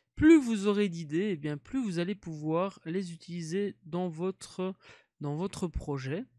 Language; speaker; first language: French; native; French